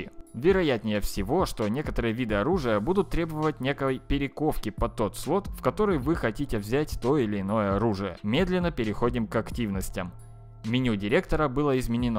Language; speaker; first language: Russian; native; Russian